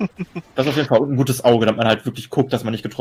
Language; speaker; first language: German; native; German